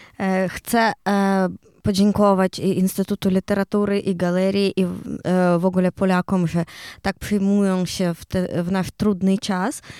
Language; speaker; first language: Polish; non-native, learner; Ukrainian